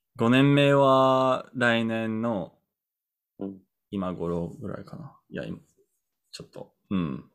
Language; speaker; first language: Japanese; non-native, fluent; English